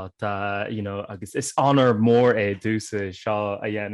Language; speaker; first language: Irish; non-native, local second language; English